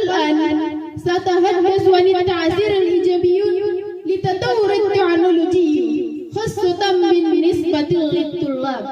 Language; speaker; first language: Arabic; non-native, learner; Indonesian